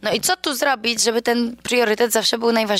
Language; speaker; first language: Polish; native; Polish